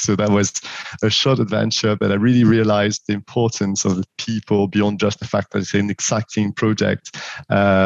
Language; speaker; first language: English; non-native, fluent; French